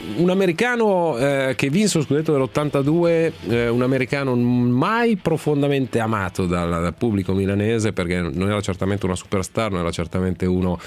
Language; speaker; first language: Italian; native; Italian